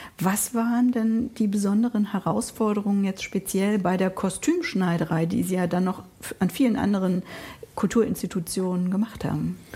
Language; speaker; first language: German; native; German